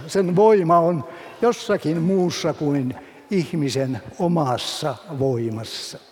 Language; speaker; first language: Finnish; native; Finnish